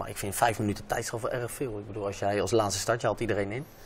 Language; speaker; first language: Dutch; native; Dutch